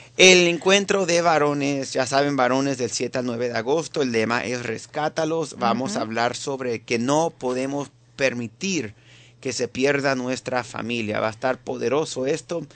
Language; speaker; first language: Spanish; early bilingual, heritage; Spanish